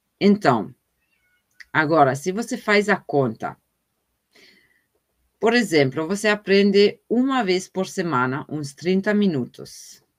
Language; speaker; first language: Portuguese; non-native, fluent; German